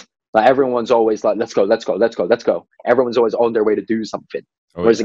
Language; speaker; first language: English; non-native, local second language; Cantonese